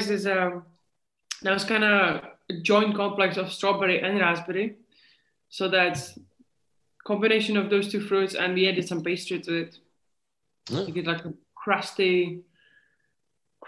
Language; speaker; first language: English; non-native, fluent; Czech